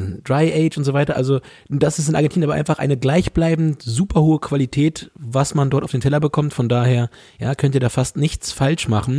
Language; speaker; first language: German; native; German